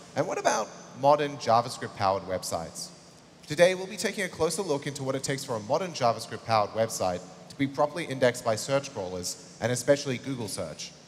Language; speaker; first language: English; native; English